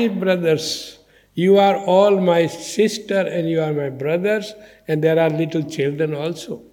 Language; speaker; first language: English; non-native, learner; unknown